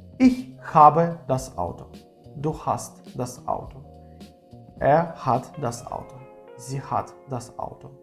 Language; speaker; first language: German; non-native, fluent; Ukrainian